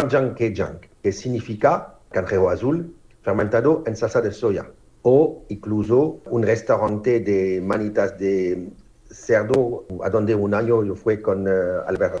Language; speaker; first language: Spanish; non-native, fluent; French